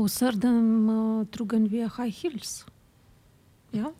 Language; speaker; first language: German; non-native, learner; Ukrainian